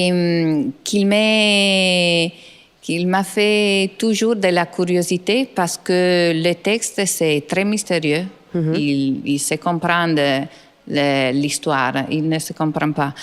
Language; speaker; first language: French; non-native, fluent; Italian